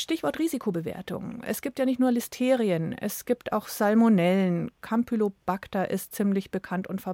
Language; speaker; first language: German; native; German